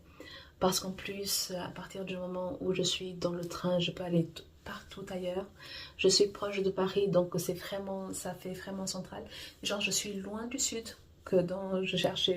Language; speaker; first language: French; non-native, fluent; Portuguese